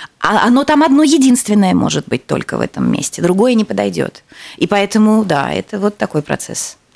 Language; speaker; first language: Russian; native; Russian